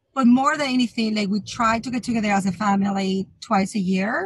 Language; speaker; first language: English; non-native, fluent; Spanish